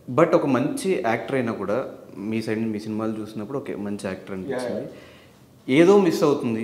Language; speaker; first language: Telugu; native; Telugu